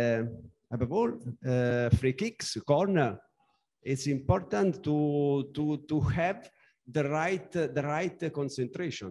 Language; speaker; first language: English; non-native, learner; Italian